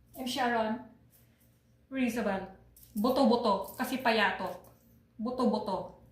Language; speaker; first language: Filipino; non-native, local second language; Bikol